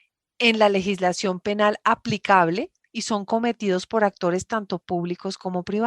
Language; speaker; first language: Spanish; native; Spanish